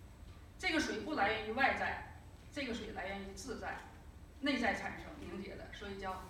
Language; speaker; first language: Chinese; native; Chinese